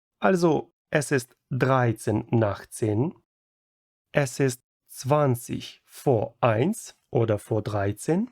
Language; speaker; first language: German; non-native, fluent; Ukrainian